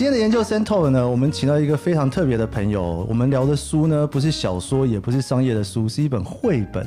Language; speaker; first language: Chinese; native; Chinese